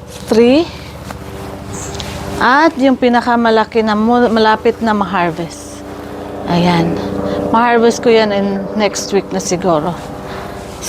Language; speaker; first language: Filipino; native; Filipino